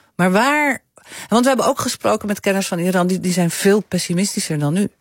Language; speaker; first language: Dutch; native; Dutch